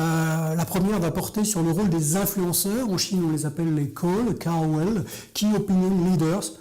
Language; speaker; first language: French; native; French